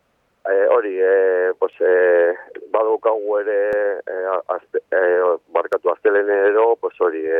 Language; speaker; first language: Basque; non-native, local second language; Spanish